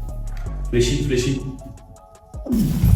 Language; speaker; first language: French; native; French